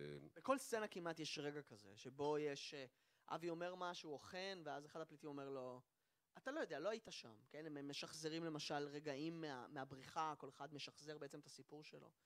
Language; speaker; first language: Hebrew; native; Hebrew